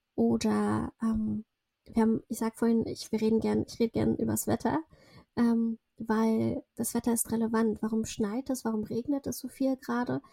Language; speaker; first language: German; early bilingual, other home language; Russian